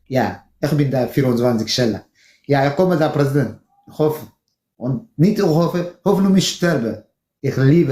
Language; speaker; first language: German; non-native, learner; Tigrinya